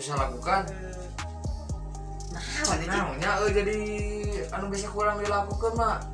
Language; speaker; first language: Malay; non-native, local second language; Sundanese